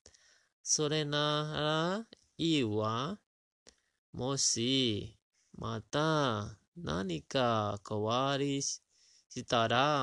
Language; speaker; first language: Japanese; non-native, learner; Indonesian